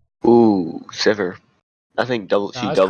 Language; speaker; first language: English; native; English